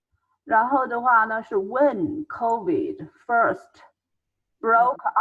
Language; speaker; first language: Chinese; native; Chinese